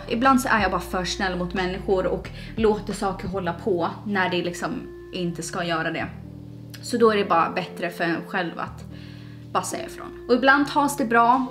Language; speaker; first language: Swedish; native; Swedish